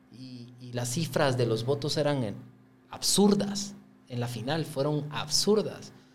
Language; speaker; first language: Spanish; native; Spanish